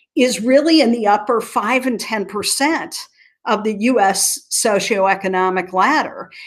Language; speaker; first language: English; native; English